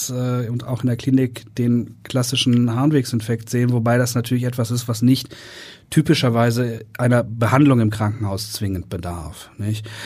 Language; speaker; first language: German; native; German